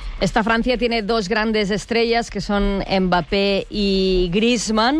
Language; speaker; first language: Spanish; native; Spanish